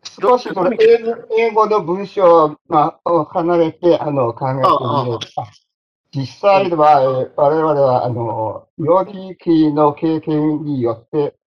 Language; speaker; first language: Japanese; non-native, fluent; Chinese